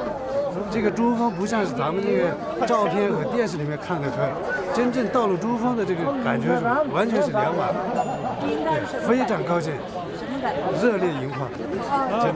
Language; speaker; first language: Chinese; non-native, local second language; Tibetan